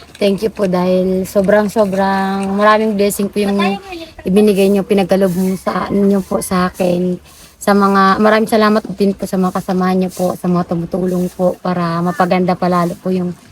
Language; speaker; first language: Filipino; native; Filipino